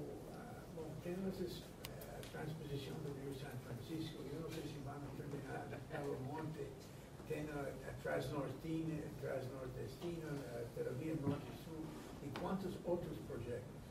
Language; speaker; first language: Portuguese; non-native, fluent; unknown